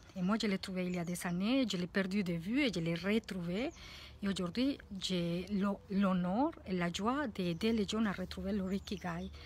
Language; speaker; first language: French; non-native, fluent; Spanish